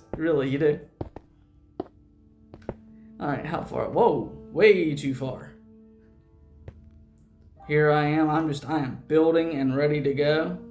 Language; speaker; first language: English; native; English